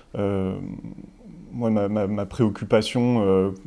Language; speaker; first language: French; native; French